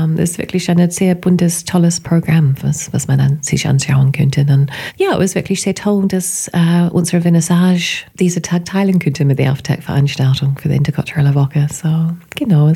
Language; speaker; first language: German; non-native, fluent; English